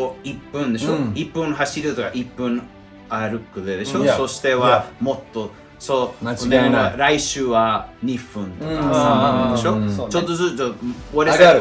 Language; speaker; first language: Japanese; non-native, learner; English